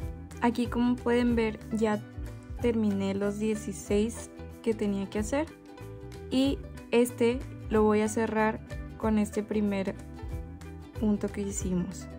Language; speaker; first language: Spanish; native; Spanish